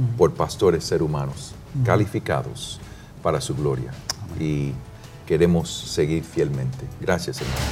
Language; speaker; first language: Spanish; non-native, fluent; English